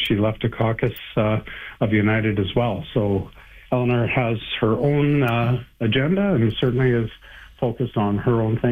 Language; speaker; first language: English; native; English